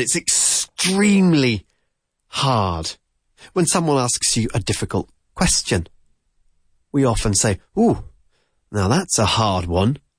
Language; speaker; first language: English; native; English